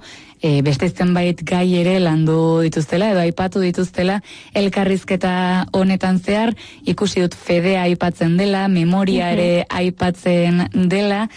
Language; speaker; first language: Basque; native; Basque